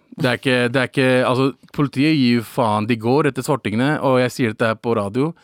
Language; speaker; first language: Norwegian; early bilingual, other home language; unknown